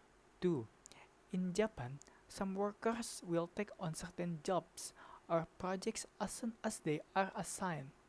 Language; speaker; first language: English; non-native, learner; Indonesian